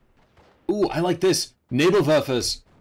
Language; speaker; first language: English; native; English